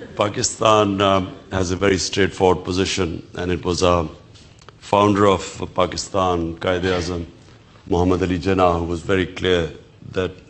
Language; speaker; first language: English; non-native, local second language; Urdu